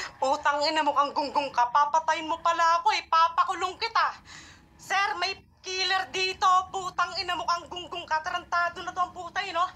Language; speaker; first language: Filipino; non-native, local second language; Hiligaynon